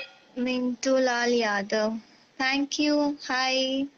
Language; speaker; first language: Hindi; native; Hindi